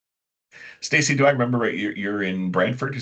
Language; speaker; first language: English; native; English